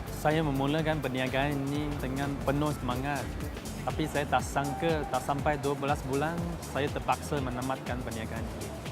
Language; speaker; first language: Malay; non-native, local second language; Chinese